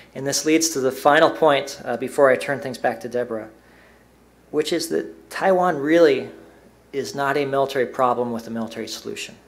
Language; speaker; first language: English; native; English